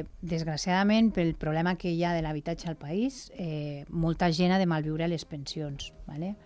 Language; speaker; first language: Catalan; non-native, local second language; Spanish